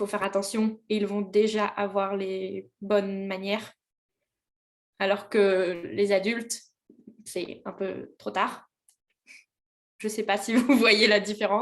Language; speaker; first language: French; native; French